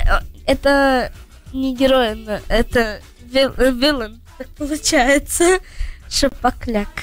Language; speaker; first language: Russian; early bilingual, heritage; Russian